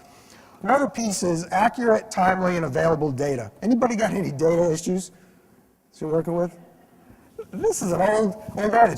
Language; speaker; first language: English; native; English